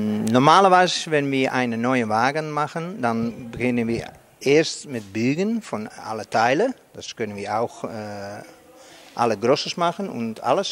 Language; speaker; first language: German; non-native, learner; Dutch